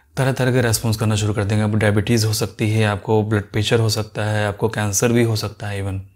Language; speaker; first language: Hindi; native; Hindi